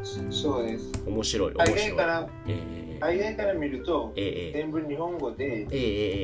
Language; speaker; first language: Japanese; non-native, learner; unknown